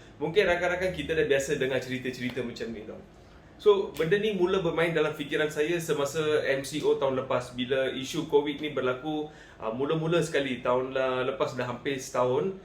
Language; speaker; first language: Malay; non-native, local second language; Tamil